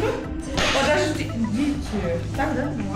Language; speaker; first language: Russian; native; Russian